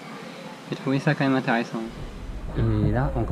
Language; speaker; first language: French; native; French